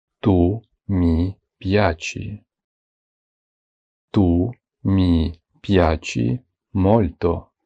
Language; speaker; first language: Italian; non-native, fluent; Ukrainian